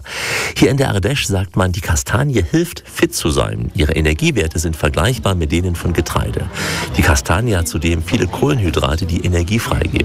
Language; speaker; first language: German; native; German